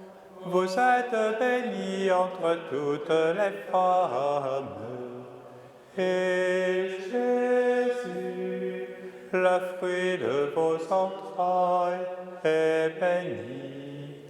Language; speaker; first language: French; native; French